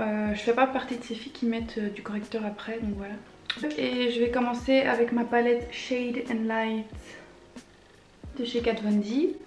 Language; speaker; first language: French; native; French